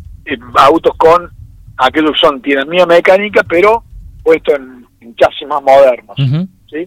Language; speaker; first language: Spanish; native; Spanish